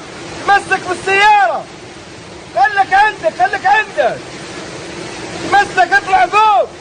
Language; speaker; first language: Arabic; native; Arabic